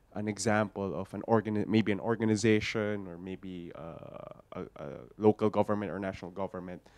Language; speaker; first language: English; non-native, local second language; Filipino